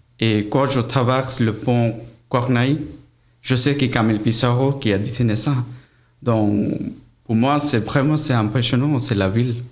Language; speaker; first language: French; non-native, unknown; Bangla